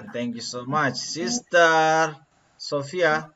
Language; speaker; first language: English; non-native, learner; Indonesian